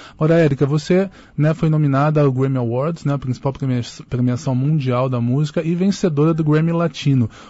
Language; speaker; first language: Portuguese; native; Portuguese